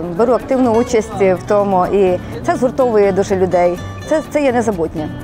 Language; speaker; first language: Ukrainian; native; Ukrainian